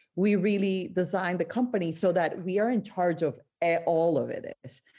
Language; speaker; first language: English; non-native, fluent; Spanish